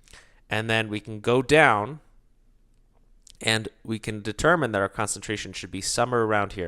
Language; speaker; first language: English; native; English